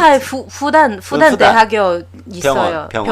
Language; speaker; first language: Korean; non-native, learner; Chinese